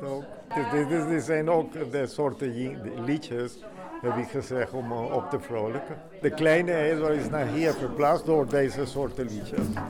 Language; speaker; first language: Dutch; non-native, learner; Spanish